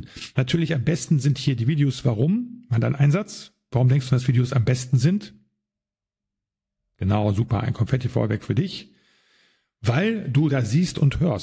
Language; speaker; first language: German; native; German